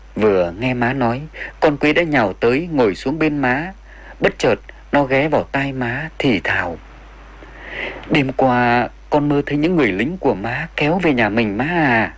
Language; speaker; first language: Vietnamese; native; Vietnamese